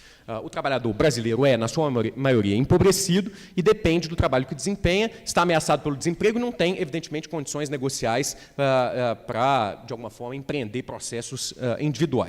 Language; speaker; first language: Portuguese; native; Portuguese